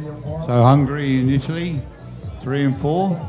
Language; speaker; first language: English; native; English